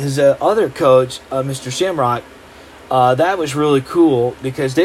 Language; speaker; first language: English; native; English